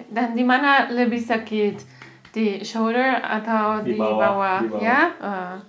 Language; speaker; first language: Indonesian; non-native, learner; German